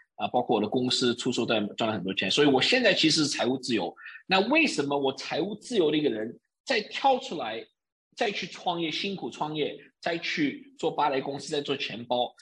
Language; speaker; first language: Chinese; early bilingual, heritage; Chinese